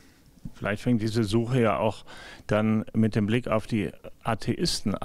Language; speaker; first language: German; native; German